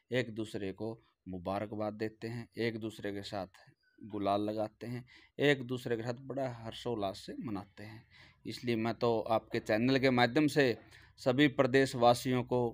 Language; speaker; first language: Hindi; native; Hindi